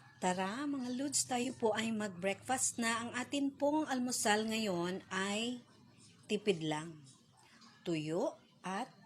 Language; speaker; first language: Filipino; non-native, local second language; Bikol